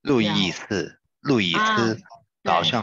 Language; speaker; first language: Chinese; non-native, learner; Spanish